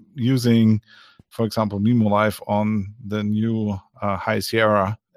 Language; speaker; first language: English; non-native, fluent; German